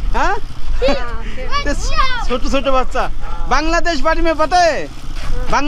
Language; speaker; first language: Hindi; non-native, learner; Bangla